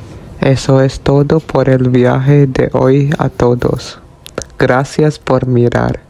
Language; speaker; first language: Spanish; non-native, learner; English